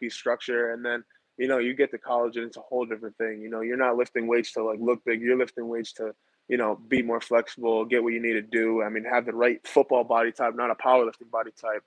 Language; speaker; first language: English; native; English